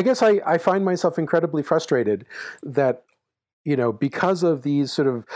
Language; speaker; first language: English; native; English